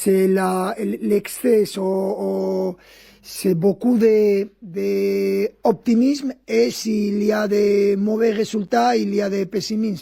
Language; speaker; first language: French; non-native, fluent; Spanish